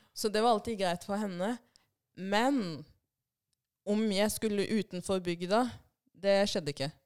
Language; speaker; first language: Norwegian; early bilingual, other home language; Swahili